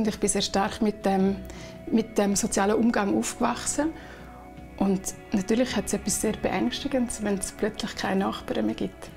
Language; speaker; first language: German; non-native, fluent; Romansh